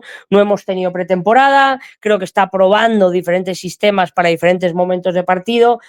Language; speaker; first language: Spanish; native; Spanish